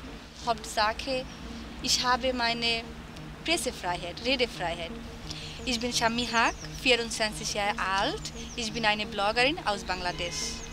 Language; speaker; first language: German; non-native, learner; Bangla